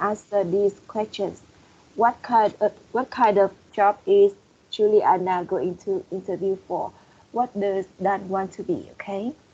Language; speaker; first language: English; non-native, fluent; Vietnamese